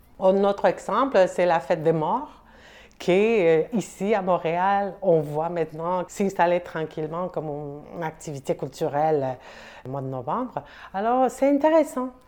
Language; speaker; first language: French; non-native, fluent; Spanish